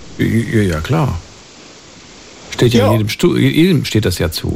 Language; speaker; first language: German; native; German